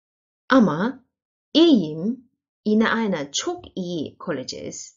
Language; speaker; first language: Turkish; non-native, learner; Chinese